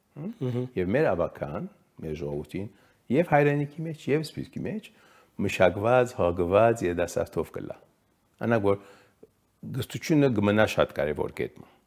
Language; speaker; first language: Armenian; early bilingual, heritage; Armenian